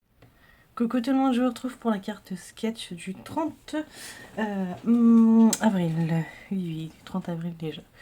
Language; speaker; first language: French; native; French